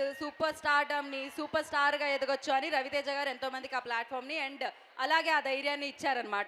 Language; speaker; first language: Telugu; native; Telugu